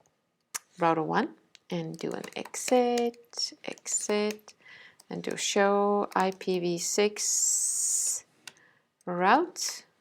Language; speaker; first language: English; non-native, fluent; Danish